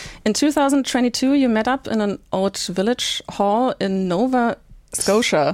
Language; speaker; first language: English; non-native, fluent; German